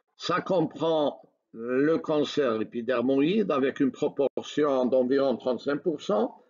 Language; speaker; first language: French; non-native, local second language; Arabic